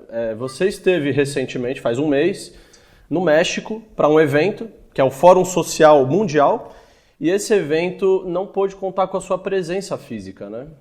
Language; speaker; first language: Portuguese; native; Portuguese